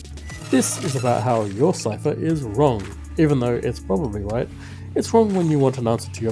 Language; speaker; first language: English; native; English